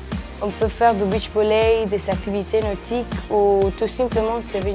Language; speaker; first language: French; non-native, fluent; Spanish